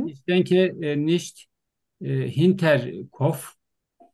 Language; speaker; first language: German; non-native, learner; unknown